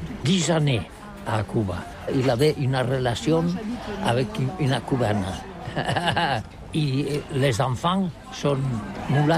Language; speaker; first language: French; non-native, learner; Catalan